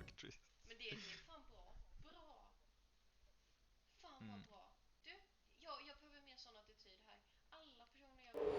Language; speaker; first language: Swedish; native; Swedish